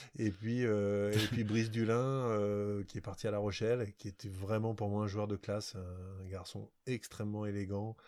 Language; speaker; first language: French; native; French